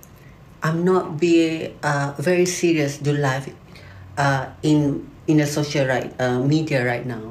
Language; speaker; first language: English; non-native, learner; Malay